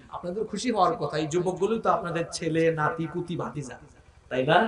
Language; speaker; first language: Bangla; non-native, local second language; Sylheti